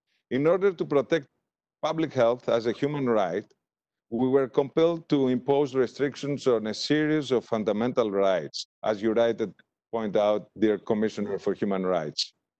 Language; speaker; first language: English; non-native, fluent; Greek